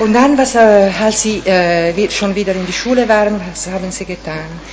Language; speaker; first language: German; non-native, fluent; Italian